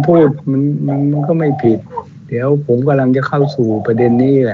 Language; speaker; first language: Thai; native; Thai